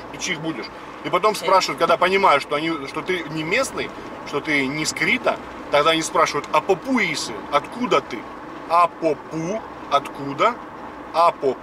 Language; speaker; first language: Russian; native; Russian